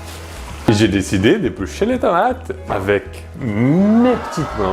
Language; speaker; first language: French; non-native, fluent; Portuguese